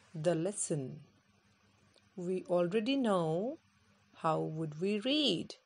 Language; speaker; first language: English; non-native, local second language; Punjabi